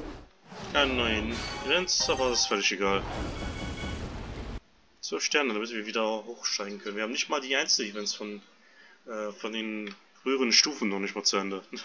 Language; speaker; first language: German; native; German